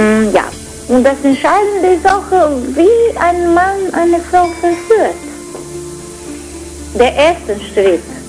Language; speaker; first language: German; non-native, fluent; Croatian